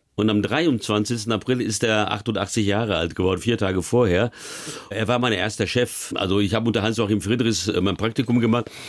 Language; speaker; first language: German; early bilingual, other home language; Hungarian